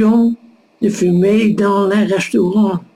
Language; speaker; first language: French; non-native, learner; Dutch